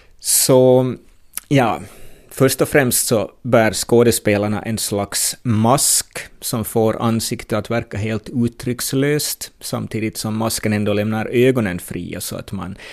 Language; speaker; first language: Swedish; native; Swedish